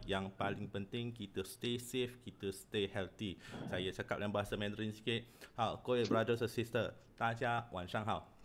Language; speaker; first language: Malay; non-native, local second language; Chinese